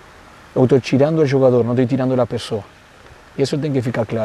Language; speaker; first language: Portuguese; non-native, fluent; Spanish